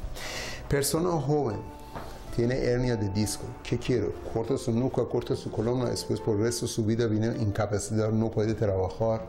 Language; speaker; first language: Spanish; non-native, learner; Persian